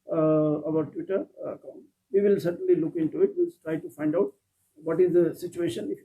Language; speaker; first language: English; non-native, local second language; Kannada